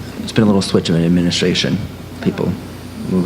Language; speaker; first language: English; native; English